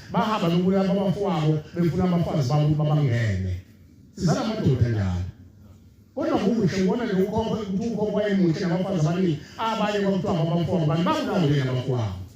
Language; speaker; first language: Zulu; native; Zulu